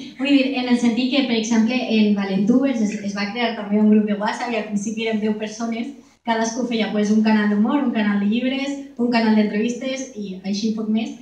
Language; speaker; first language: Catalan; non-native, local second language; Spanish